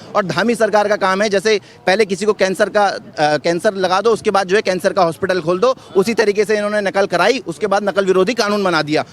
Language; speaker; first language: Hindi; native; Hindi